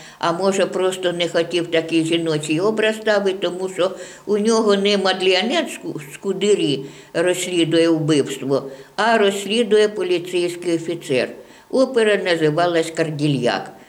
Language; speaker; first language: Ukrainian; native; Ukrainian